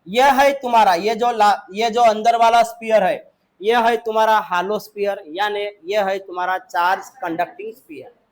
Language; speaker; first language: Hindi; non-native, local second language; Marathi